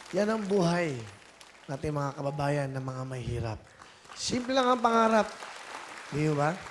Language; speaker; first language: Filipino; native; Filipino